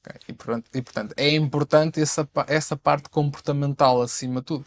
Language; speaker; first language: Portuguese; native; Portuguese